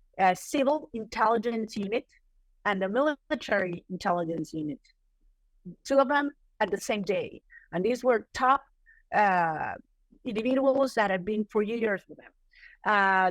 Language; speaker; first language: English; non-native, fluent; Spanish